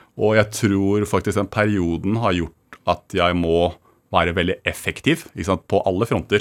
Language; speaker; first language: Norwegian; early bilingual, other home language; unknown